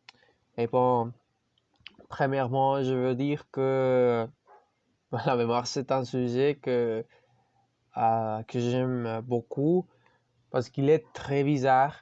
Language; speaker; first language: French; non-native, learner; Spanish